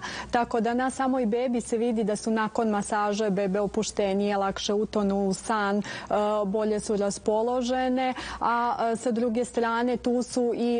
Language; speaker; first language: Serbian; native; Serbian